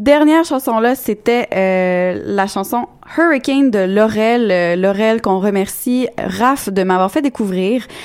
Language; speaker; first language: French; native; French